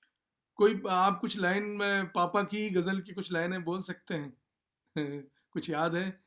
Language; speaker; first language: Hindi; native; Hindi